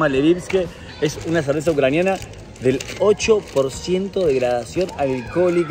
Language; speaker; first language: Spanish; native; Spanish